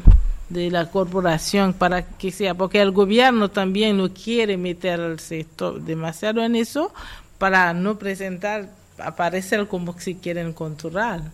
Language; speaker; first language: Spanish; non-native, fluent; Haitian Creole